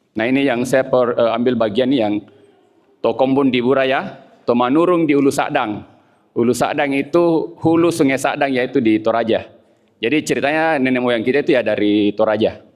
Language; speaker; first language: Indonesian; non-native, local second language; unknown